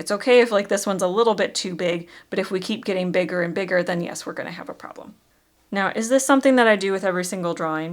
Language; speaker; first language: English; native; English